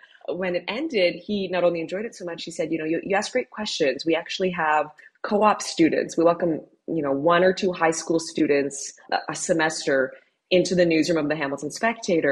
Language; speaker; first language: English; native; English